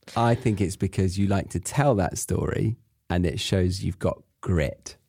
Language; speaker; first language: English; native; English